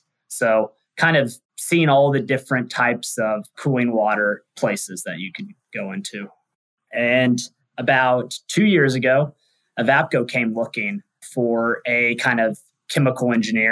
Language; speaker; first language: English; native; English